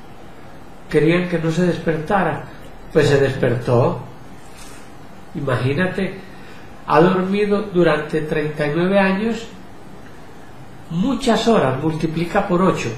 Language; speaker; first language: Spanish; native; Spanish